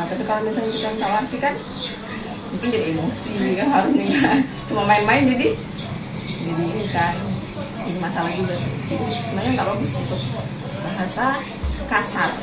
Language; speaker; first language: Indonesian; non-native, local second language; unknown